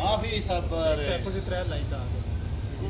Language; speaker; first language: Arabic; non-native, learner; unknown